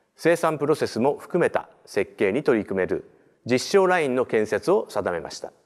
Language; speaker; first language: Japanese; native; Japanese